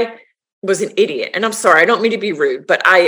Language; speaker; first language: English; native; English